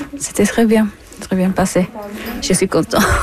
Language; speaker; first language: French; non-native, learner; Persian